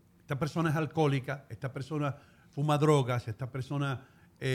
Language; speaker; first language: Spanish; native; Spanish